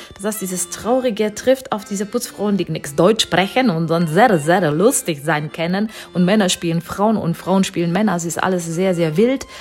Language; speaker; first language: German; non-native, fluent; Czech